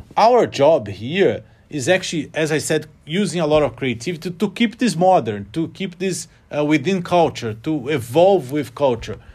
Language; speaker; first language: English; non-native, fluent; Portuguese